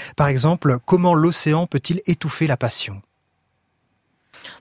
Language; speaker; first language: French; native; French